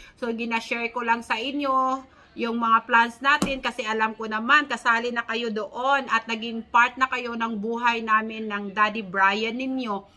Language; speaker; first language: Filipino; non-native, local second language; Cebuano